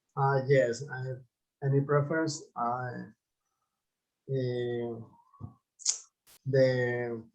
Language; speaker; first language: English; non-native, learner; Spanish